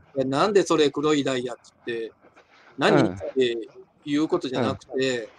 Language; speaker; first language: Japanese; native; Japanese